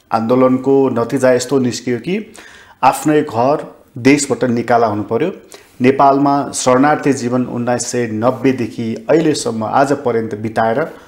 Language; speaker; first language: Nepali; native; Nepali